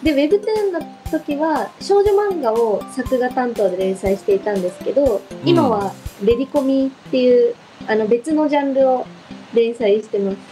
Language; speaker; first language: Japanese; native; Japanese